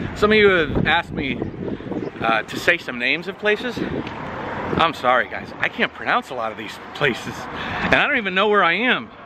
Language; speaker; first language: English; native; English